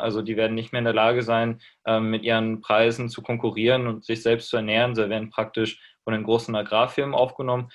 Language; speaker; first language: German; native; German